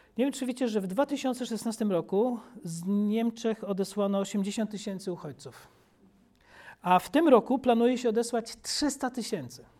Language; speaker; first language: Polish; native; Polish